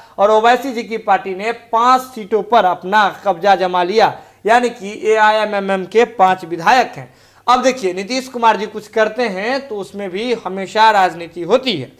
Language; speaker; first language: Hindi; native; Hindi